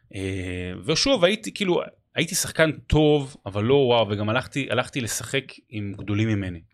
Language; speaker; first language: Hebrew; native; Hebrew